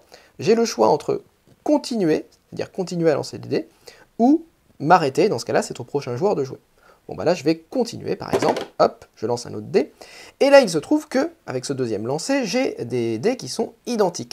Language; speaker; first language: French; native; French